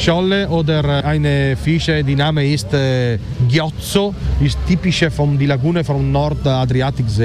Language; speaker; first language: German; non-native, learner; Italian